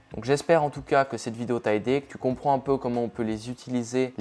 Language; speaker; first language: French; native; French